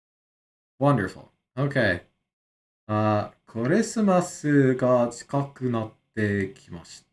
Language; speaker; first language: Japanese; non-native, learner; English